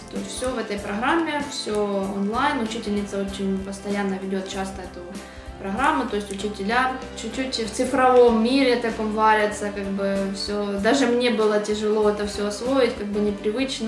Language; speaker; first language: Russian; native; Russian